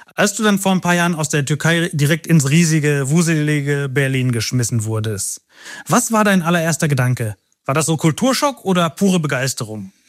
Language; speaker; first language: German; native; German